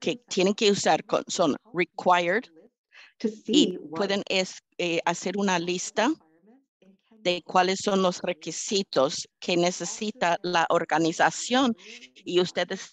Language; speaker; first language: Spanish; early bilingual, heritage; English